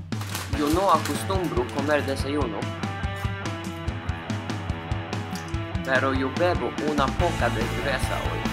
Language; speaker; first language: Spanish; non-native, learner; English